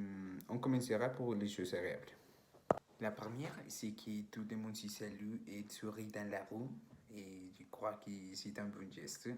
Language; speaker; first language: French; non-native, learner; Spanish